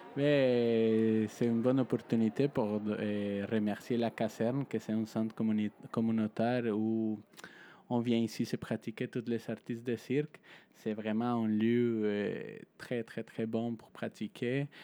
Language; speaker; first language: French; non-native, fluent; Spanish